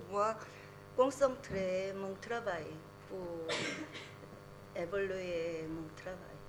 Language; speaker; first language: French; non-native, learner; Korean